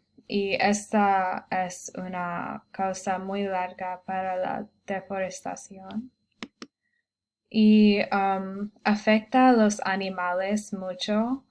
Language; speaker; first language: Spanish; non-native, learner; English